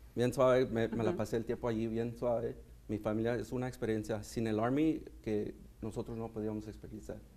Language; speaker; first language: Spanish; early bilingual, heritage; Spanish